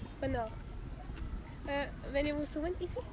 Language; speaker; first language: French; non-native, learner; Icelandic